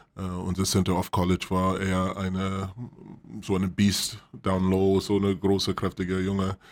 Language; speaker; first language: German; non-native, fluent; English